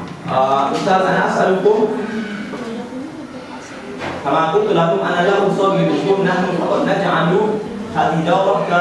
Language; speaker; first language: Arabic; non-native, learner; Malay